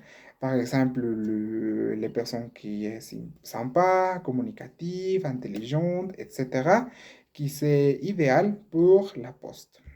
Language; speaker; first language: French; non-native, learner; Spanish